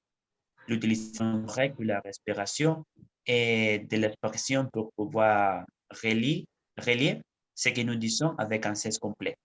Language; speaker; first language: French; non-native, learner; Spanish